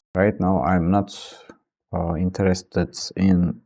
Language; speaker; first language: English; non-native, fluent; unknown